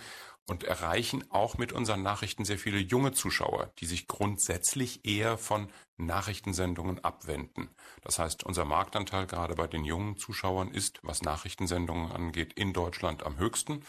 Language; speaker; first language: German; native; German